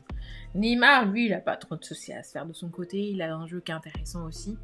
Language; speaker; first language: French; native; French